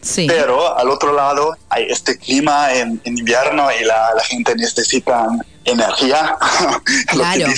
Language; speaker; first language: Spanish; non-native, fluent; German